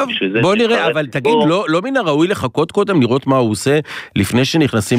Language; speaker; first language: Hebrew; native; Hebrew